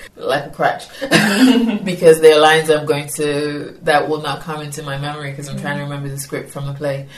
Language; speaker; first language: English; non-native, local second language; Yoruba